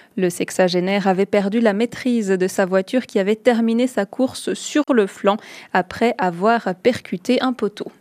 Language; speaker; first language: French; native; French